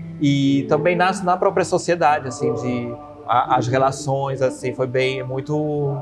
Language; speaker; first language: Portuguese; native; Portuguese